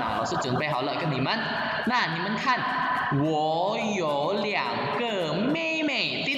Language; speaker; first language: Chinese; non-native, fluent; Indonesian